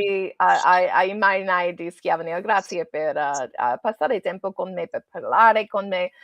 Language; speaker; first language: Italian; non-native, learner; English